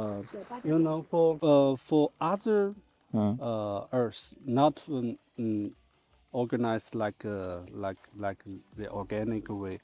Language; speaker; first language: English; non-native, learner; Chinese